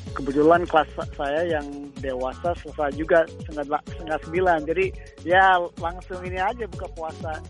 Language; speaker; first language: Indonesian; early bilingual, heritage; Indonesian